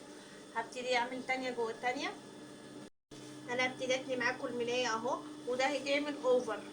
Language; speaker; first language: Arabic; native; Arabic